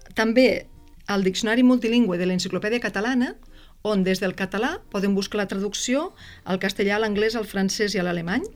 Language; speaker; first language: Catalan; native; Catalan